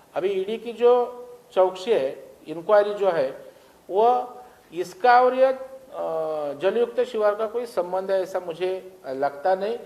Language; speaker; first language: Hindi; non-native, local second language; Marathi